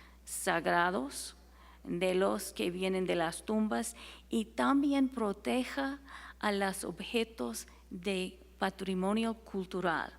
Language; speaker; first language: Spanish; non-native, fluent; English